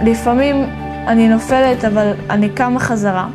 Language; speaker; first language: Hebrew; early bilingual, other home language; Russian